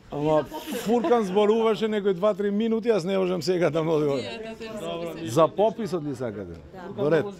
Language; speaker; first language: Macedonian; non-native, local second language; Albanian